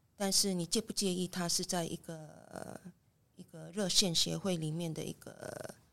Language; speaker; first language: Chinese; non-native, fluent; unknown